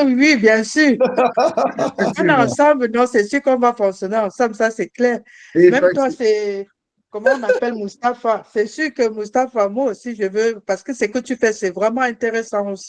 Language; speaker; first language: French; non-native, fluent; German